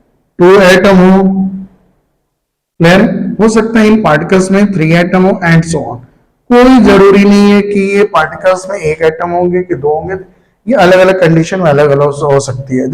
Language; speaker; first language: Hindi; native; Hindi